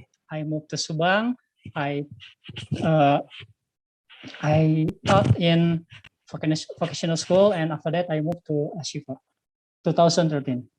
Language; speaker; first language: English; non-native, fluent; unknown